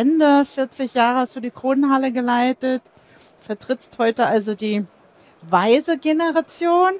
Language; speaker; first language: German; native; German